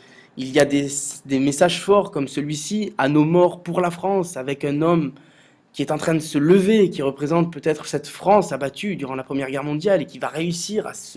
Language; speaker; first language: French; native; French